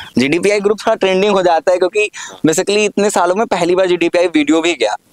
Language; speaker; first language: Hindi; native; Hindi